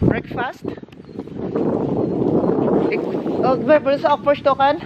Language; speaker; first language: German; non-native, learner; Filipino